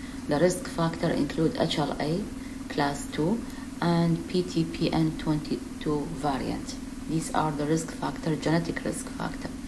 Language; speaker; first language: English; non-native, fluent; Arabic